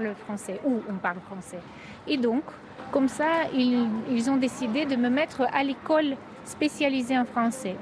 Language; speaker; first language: French; non-native, fluent; Russian